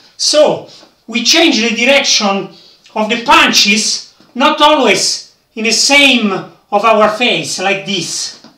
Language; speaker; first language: English; non-native, learner; Italian